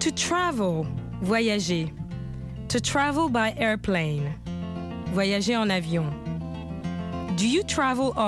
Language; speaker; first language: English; non-native, fluent; French